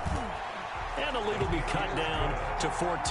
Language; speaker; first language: English; native; English